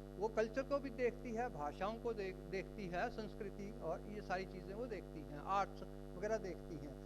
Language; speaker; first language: Hindi; non-native, local second language; Punjabi